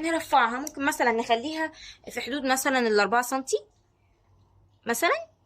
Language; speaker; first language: Arabic; native; Arabic